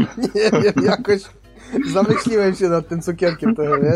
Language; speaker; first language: Polish; native; Polish